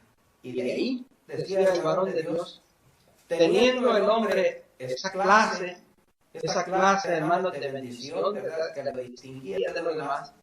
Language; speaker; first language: Spanish; native; Spanish